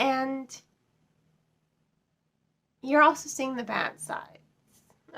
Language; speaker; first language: English; native; English